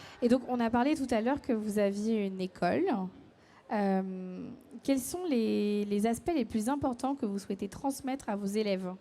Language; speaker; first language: French; native; French